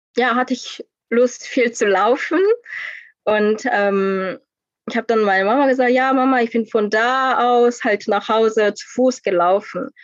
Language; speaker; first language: German; non-native, fluent; Korean